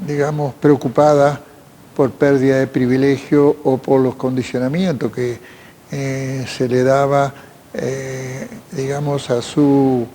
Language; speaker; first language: Spanish; native; Spanish